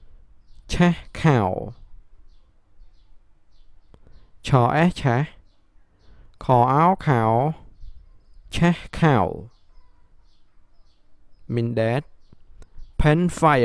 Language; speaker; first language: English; non-native, learner; Khmer